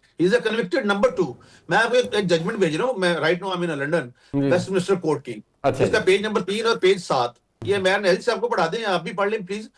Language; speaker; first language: Urdu; non-native, local second language; Punjabi